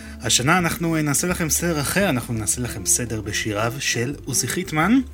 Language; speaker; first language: Hebrew; native; Hebrew